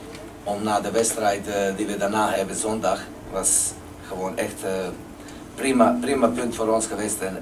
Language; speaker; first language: Dutch; non-native, fluent; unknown